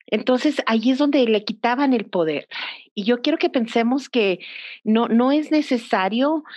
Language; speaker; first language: Spanish; early bilingual, heritage; Spanish